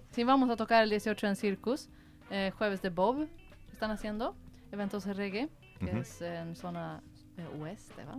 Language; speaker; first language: Spanish; non-native, fluent; Swedish